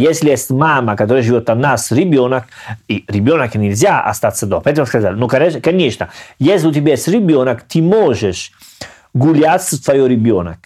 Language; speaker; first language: Russian; non-native, learner; Italian